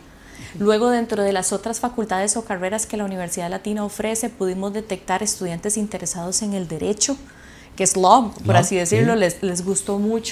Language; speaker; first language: Spanish; native; Spanish